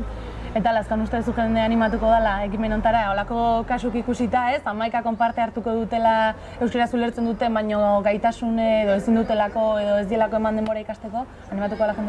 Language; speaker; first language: Basque; native; Basque